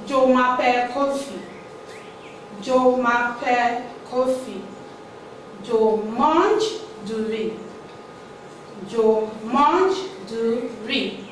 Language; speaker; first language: French; non-native, fluent; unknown